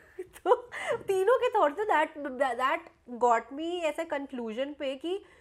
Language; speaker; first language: Hindi; native; Hindi